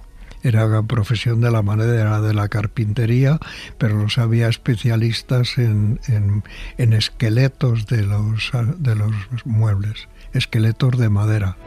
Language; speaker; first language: Spanish; native; Spanish